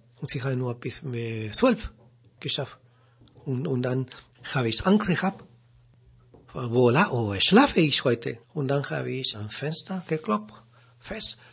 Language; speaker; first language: German; non-native, learner; Spanish